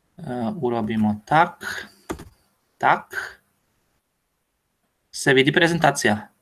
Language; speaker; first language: Slovak; non-native, learner; Croatian